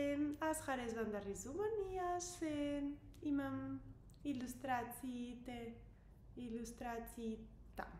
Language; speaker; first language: Bulgarian; non-native, learner; English